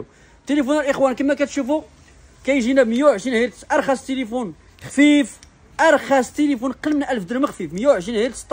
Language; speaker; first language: Arabic; native; Arabic